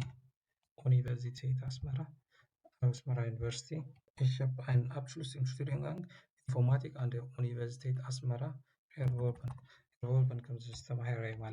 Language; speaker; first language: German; non-native, learner; Tigrinya